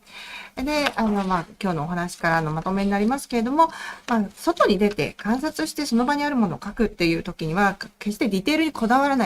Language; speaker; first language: Japanese; native; Japanese